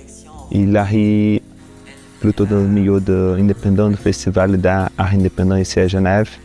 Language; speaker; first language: French; non-native, fluent; Portuguese